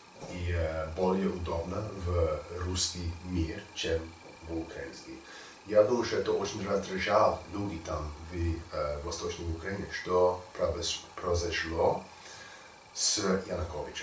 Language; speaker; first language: Russian; non-native, learner; English